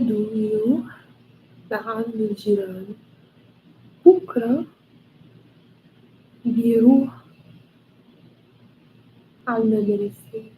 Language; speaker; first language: Arabic; non-native, learner; English